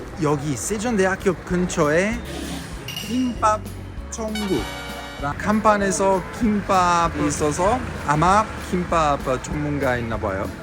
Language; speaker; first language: Korean; non-native, learner; Italian